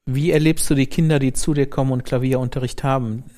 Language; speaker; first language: German; native; German